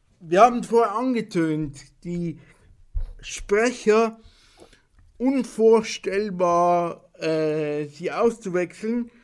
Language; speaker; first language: German; native; German